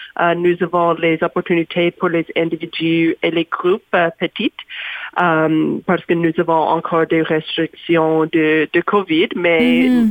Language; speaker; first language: French; non-native, learner; English